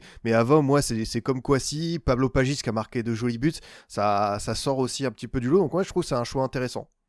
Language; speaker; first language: French; native; French